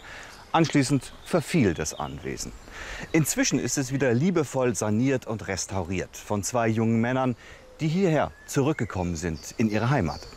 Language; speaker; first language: German; native; German